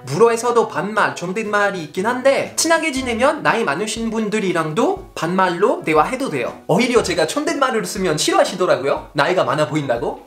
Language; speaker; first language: Korean; non-native, fluent; French